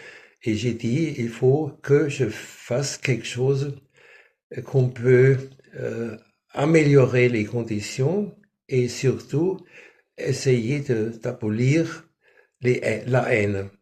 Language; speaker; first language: French; non-native, fluent; German